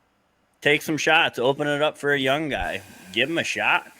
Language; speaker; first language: English; native; English